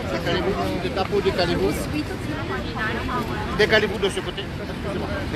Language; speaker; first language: French; non-native, fluent; Khmer